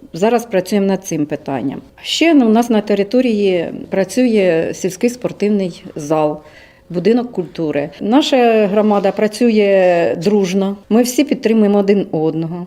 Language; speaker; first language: Ukrainian; native; Ukrainian